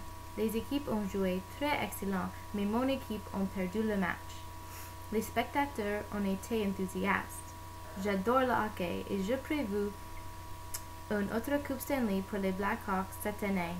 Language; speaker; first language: French; non-native, learner; English